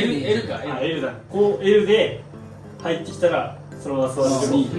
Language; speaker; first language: Japanese; native; Japanese